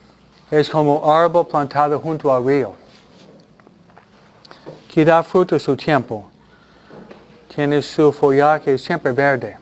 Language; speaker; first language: Spanish; non-native, fluent; English